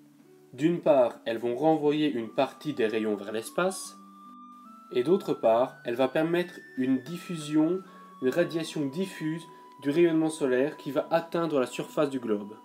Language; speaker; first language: French; native; French